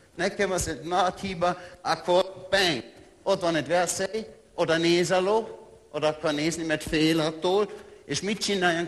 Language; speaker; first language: Hungarian; non-native, learner; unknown